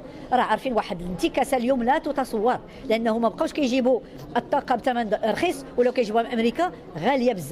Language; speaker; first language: Arabic; native; Arabic